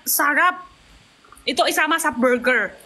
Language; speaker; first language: Filipino; non-native, learner; Chinese